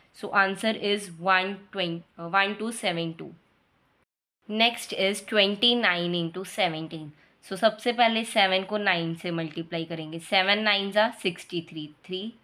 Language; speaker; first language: Hindi; non-native, local second language; Punjabi